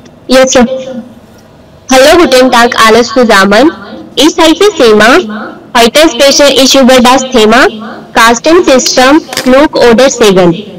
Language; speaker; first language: German; non-native, learner; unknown